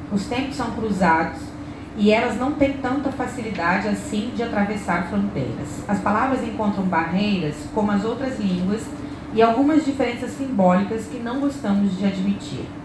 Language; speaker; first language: Portuguese; native; Portuguese